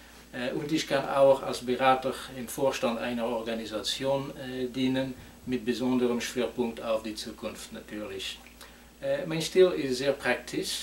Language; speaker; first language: German; non-native, fluent; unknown